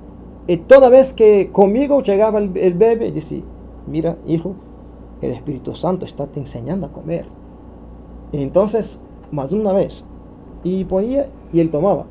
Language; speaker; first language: Spanish; non-native, fluent; Portuguese